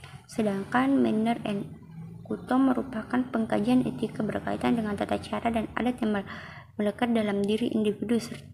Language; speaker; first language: Indonesian; native; Indonesian